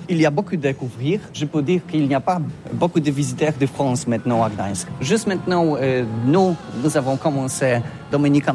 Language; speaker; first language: French; non-native, learner; Polish